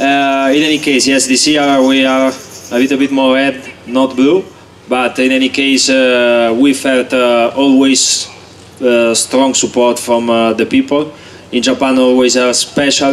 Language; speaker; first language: English; non-native, learner; Italian